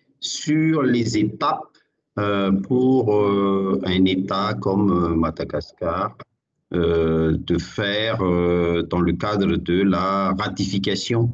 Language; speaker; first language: French; non-native, local second language; Malagasy